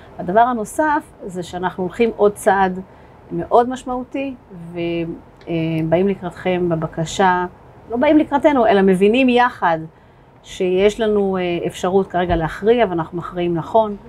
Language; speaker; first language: Hebrew; native; Hebrew